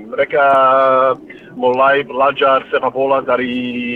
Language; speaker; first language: Indonesian; non-native, fluent; English